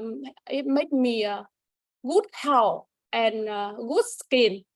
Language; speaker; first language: English; non-native, learner; Vietnamese